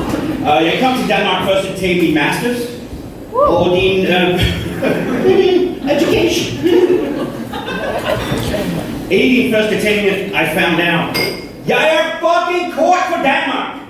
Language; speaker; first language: Danish; non-native, learner; English